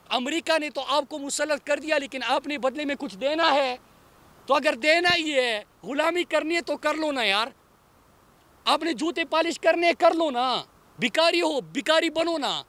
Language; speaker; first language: Urdu; non-native, local second language; Pashto